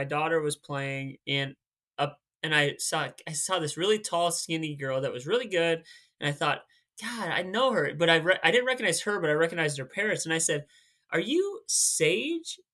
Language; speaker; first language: English; native; English